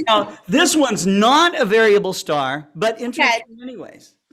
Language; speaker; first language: English; native; English